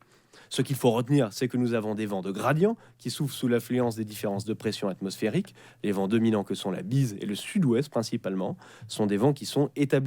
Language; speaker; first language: French; native; French